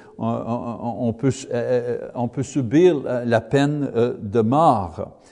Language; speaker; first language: French; native; French